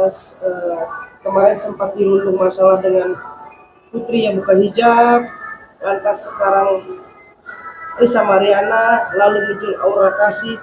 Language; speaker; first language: Indonesian; native; Indonesian